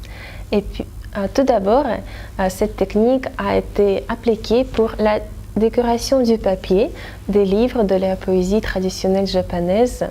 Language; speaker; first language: French; non-native, fluent; Russian